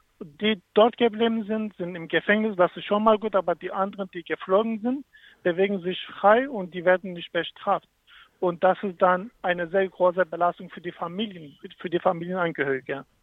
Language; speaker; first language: German; non-native, fluent; Kurdish